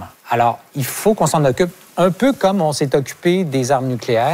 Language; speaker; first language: French; native; French